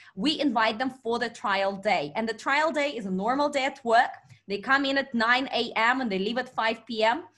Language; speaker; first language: English; non-native, fluent; Russian